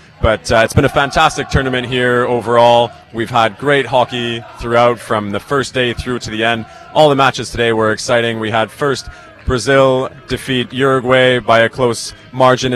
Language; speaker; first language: English; native; English